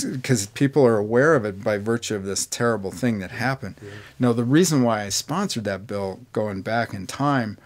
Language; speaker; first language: English; native; English